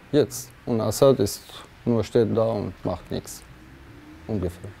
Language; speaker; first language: German; non-native, learner; Kurdish